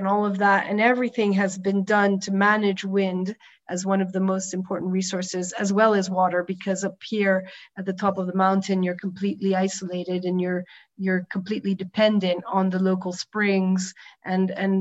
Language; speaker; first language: English; native; English